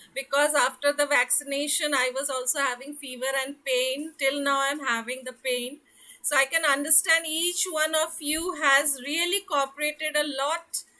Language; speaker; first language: English; non-native, local second language; Hindi